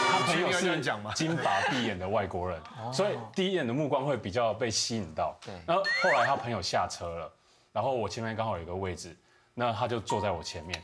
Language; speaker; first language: Chinese; native; Chinese